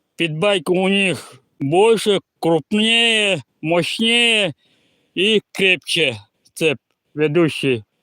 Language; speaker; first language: Russian; non-native, local second language; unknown